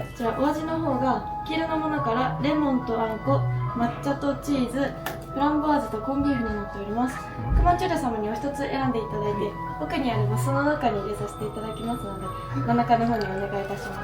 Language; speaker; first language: Japanese; native; Japanese